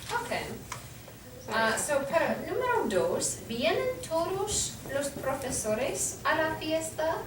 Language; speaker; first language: Spanish; non-native, fluent; English